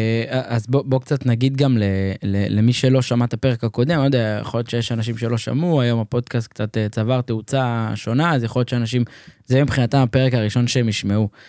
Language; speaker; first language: Hebrew; native; Hebrew